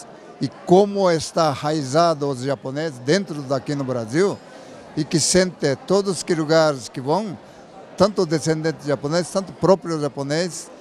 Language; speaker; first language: Portuguese; non-native, learner; Japanese